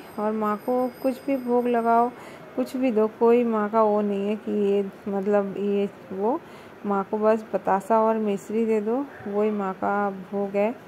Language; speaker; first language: Hindi; non-native, local second language; Bangla